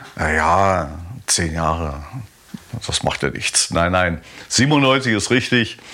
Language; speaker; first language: German; native; German